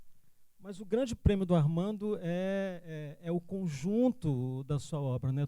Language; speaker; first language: Portuguese; native; Portuguese